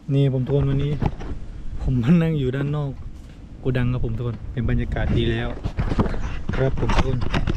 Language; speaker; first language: Thai; native; Thai